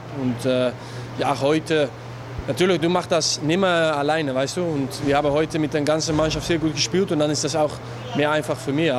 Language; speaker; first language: German; non-native, learner; Dutch